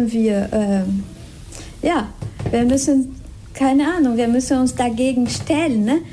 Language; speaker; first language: German; non-native, fluent; Spanish